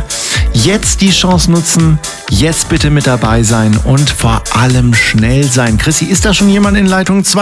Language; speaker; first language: German; native; German